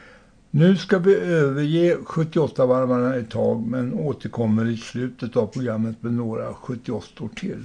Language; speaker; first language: Swedish; native; Swedish